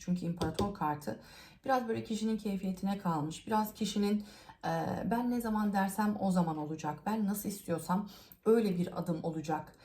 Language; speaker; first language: Turkish; native; Turkish